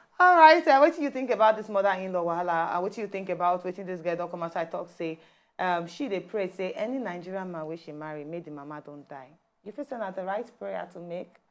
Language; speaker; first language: Nigerian Pidgin; native; Nigerian Pidgin